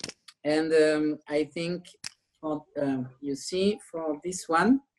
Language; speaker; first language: English; non-native, learner; French